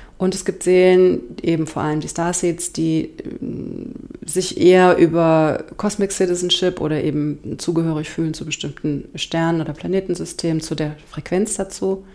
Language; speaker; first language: German; native; German